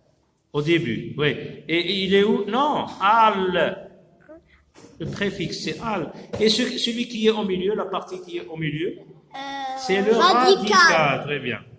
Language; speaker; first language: French; non-native, local second language; Arabic